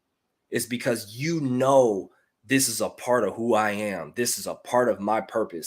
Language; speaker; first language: English; native; English